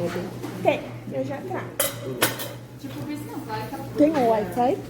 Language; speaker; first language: Portuguese; non-native, learner; Haitian Creole